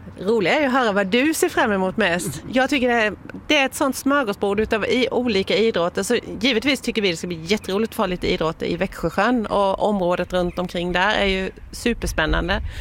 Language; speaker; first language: Swedish; native; Swedish